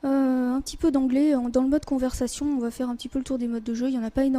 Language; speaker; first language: French; native; French